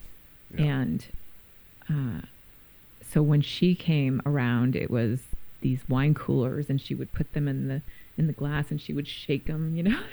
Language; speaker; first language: English; native; English